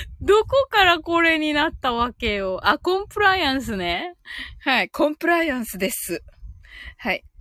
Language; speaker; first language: Japanese; native; Japanese